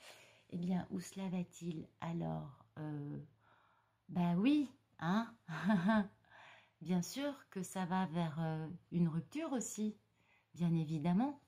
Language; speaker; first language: French; native; French